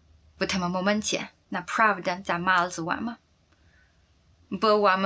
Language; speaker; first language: Polish; non-native, fluent; Chinese